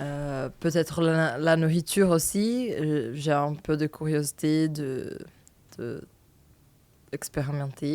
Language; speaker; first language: French; non-native, learner; Portuguese